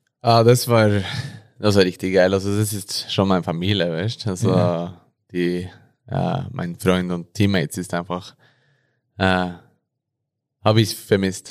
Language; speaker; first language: German; non-native, learner; Norwegian